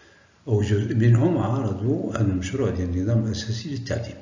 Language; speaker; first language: Arabic; native; Arabic